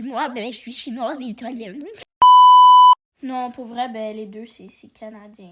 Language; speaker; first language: French; native; French